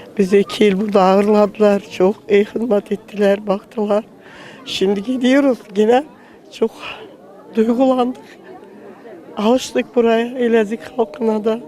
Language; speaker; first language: Turkish; early bilingual, heritage; Turkish